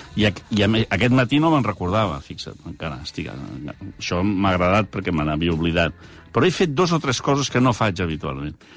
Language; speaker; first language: Catalan; early bilingual, heritage; Catalan